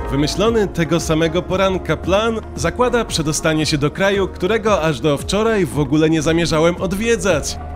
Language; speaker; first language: Polish; native; Polish